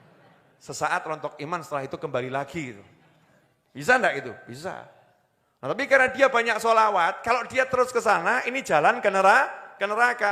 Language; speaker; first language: Indonesian; native; Indonesian